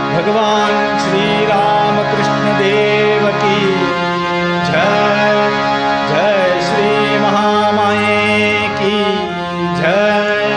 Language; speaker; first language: Hindi; non-native, local second language; Kannada